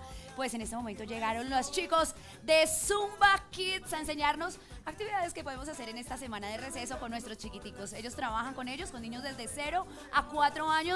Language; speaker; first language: Spanish; native; Spanish